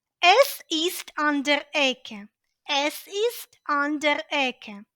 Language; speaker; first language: German; non-native, fluent; Ukrainian